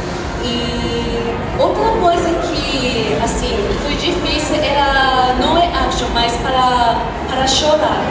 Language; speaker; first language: Portuguese; non-native, fluent; Japanese